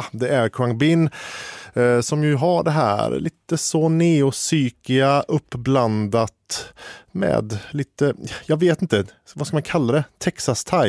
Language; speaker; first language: Swedish; native; Swedish